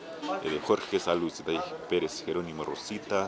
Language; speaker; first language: Spanish; non-native, local second language; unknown